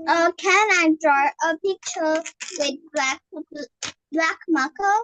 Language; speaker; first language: English; non-native, learner; Vietnamese